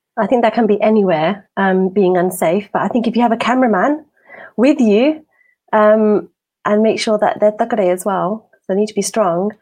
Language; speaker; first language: English; native; English